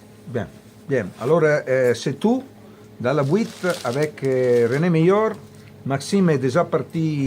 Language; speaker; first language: French; non-native, fluent; Italian